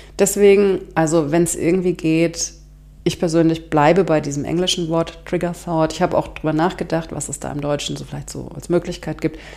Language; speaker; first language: German; native; German